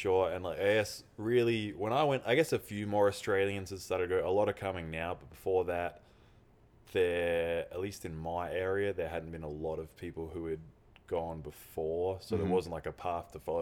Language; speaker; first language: English; native; English